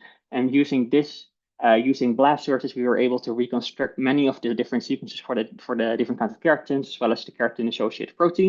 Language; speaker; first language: English; non-native, fluent; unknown